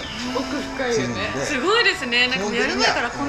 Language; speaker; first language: Japanese; native; Japanese